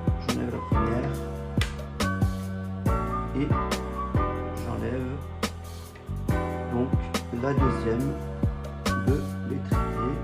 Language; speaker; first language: French; native; French